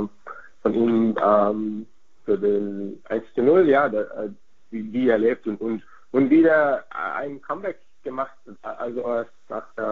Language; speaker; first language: German; non-native, fluent; Hungarian